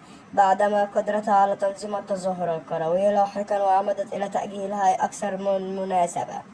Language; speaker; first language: Arabic; native; Arabic